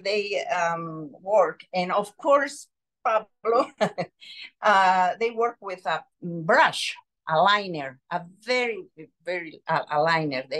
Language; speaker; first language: English; non-native, learner; Spanish